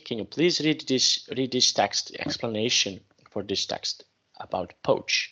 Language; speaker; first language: English; non-native, fluent; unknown